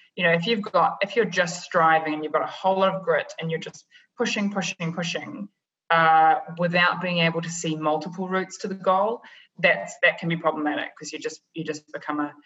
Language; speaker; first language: English; native; English